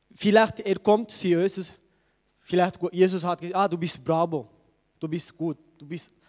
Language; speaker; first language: German; non-native, fluent; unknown